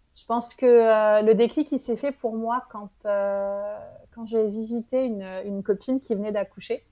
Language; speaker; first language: French; native; French